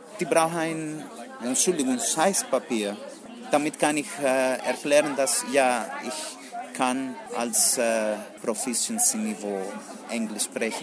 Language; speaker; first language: German; non-native, learner; Greek